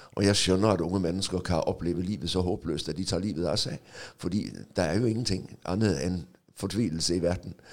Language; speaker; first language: Norwegian; non-native, fluent; Danish